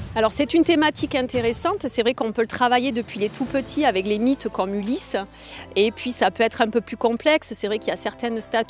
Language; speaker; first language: French; native; French